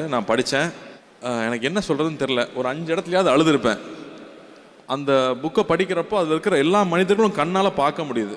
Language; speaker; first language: Tamil; native; Tamil